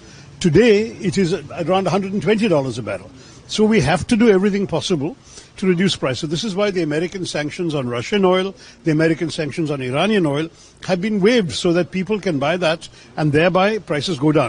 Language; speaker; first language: English; non-native, local second language; Malayalam